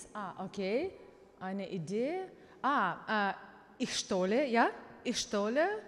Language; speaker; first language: German; non-native, learner; Ukrainian